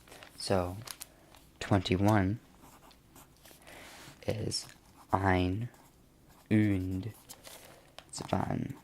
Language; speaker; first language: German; non-native, learner; English